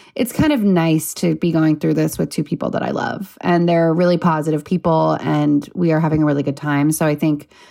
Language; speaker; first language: English; native; English